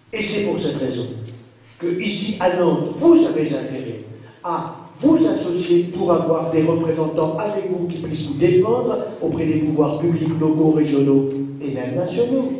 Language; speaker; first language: French; native; French